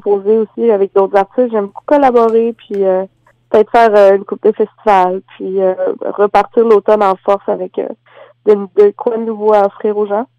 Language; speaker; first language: French; native; French